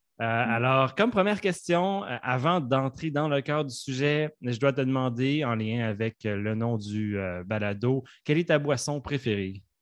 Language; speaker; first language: French; native; French